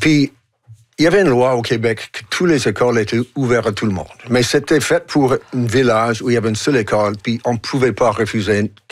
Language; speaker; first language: French; non-native, local second language; English